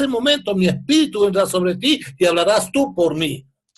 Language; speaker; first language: Spanish; native; Spanish